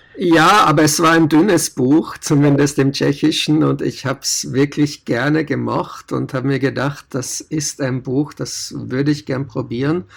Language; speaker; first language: German; early bilingual, other home language; Czech